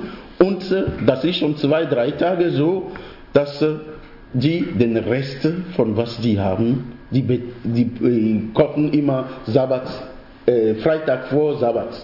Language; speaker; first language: German; non-native, fluent; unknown